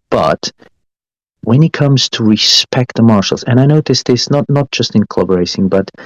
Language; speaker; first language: English; non-native, fluent; Portuguese